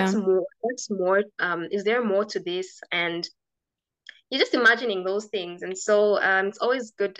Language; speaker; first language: English; non-native, local second language; Bemba